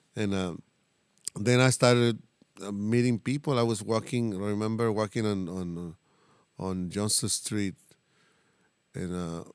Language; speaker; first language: English; non-native, fluent; Spanish